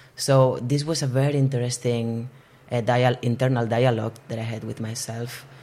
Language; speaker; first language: English; non-native, fluent; Spanish